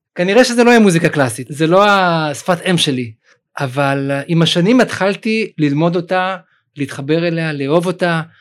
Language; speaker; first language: Hebrew; early bilingual, other home language; Russian